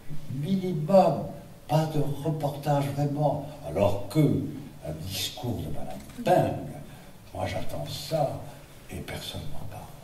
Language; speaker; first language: French; native; French